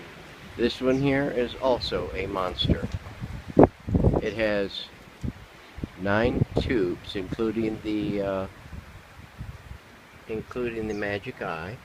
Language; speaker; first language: English; native; English